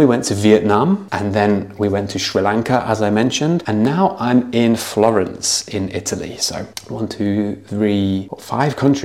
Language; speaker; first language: English; native; English